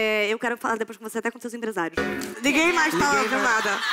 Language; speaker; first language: Portuguese; native; Portuguese